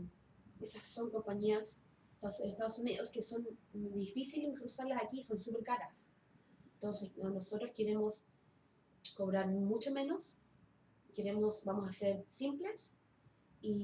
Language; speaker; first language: Spanish; early bilingual, heritage; Spanish